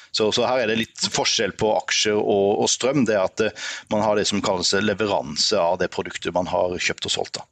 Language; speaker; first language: Norwegian; native; Norwegian